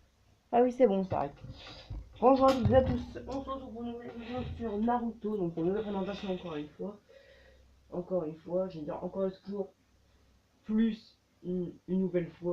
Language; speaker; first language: French; native; French